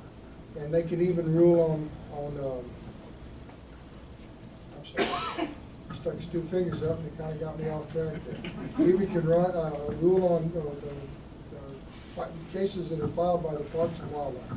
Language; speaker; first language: English; native; English